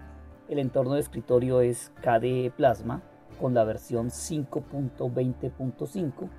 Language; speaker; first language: Spanish; native; Spanish